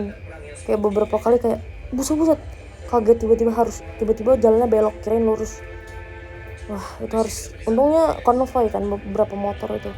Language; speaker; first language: Indonesian; native; Indonesian